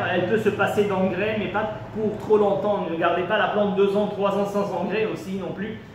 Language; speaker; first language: French; non-native, local second language; Arabic